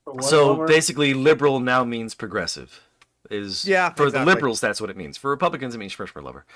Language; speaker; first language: English; native; English